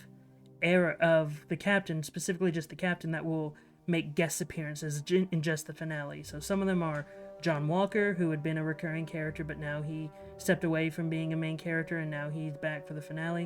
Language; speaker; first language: English; native; English